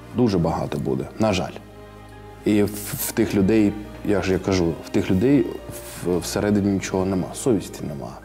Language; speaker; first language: Ukrainian; non-native, local second language; Russian